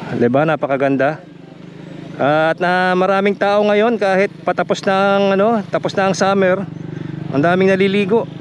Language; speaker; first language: Filipino; native; Filipino